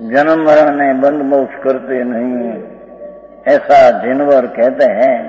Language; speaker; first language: Hindi; non-native, local second language; Gujarati